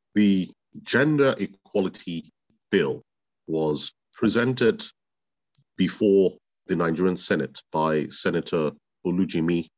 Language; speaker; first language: English; non-native, local second language; Bini